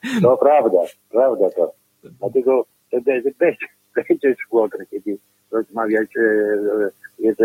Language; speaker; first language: Polish; non-native, learner; Italian